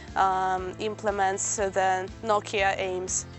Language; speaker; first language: English; non-native, fluent; Persian